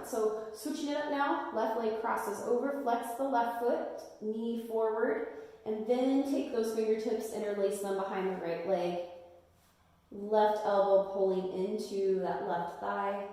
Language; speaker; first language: English; native; English